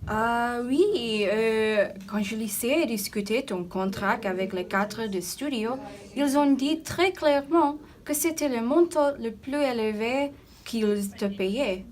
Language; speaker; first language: French; non-native, learner; English